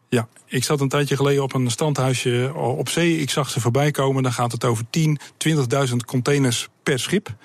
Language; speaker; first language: Dutch; native; Dutch